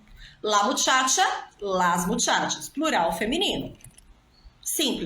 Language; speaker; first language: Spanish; non-native, fluent; Portuguese